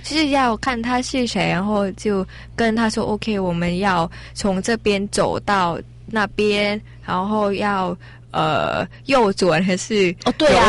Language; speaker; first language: Chinese; non-native, learner; Thai